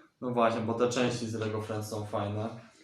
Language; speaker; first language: Polish; native; Polish